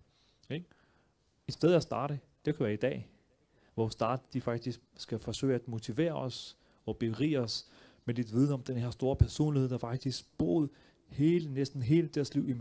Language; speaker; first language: Danish; early bilingual, other home language; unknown